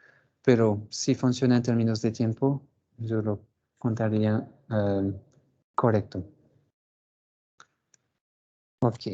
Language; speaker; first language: Spanish; non-native, fluent; French